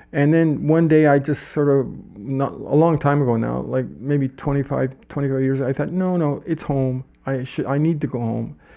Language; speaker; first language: English; native; English